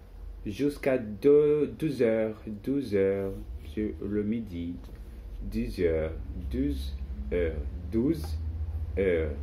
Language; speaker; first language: French; non-native, learner; Portuguese